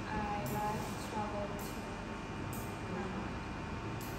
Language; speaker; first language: English; non-native, learner; Vietnamese